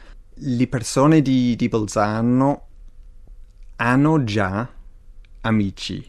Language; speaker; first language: Italian; non-native, fluent; English